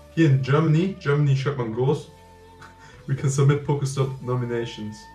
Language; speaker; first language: English; non-native, fluent; German